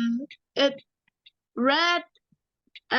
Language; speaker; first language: English; non-native, learner; Indonesian